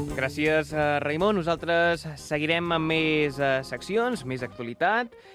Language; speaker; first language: Catalan; native; Catalan